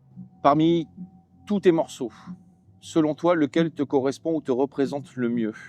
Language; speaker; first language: French; native; French